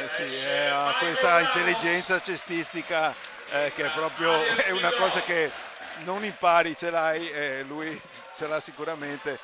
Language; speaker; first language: Italian; native; Italian